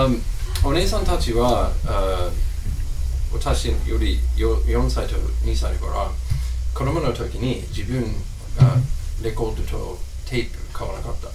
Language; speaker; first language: Japanese; non-native, fluent; English